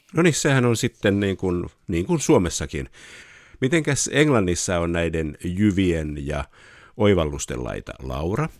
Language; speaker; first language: Finnish; native; Finnish